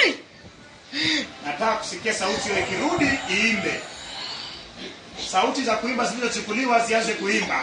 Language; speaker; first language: Swahili; non-native, local second language; Luo (Kenya and Tanzania)